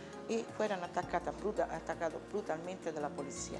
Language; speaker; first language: Spanish; non-native, learner; Italian